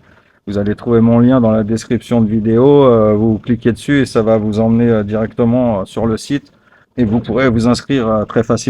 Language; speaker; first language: French; native; French